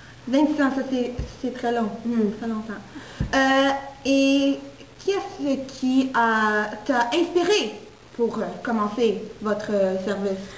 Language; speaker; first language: French; non-native, local second language; English